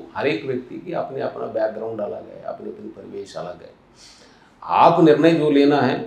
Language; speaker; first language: Hindi; non-native, local second language; Telugu